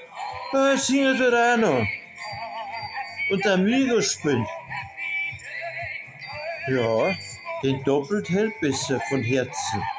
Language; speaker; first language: German; native; German